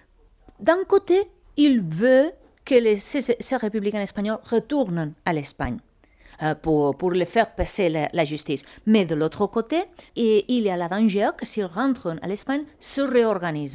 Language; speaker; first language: French; non-native, fluent; Spanish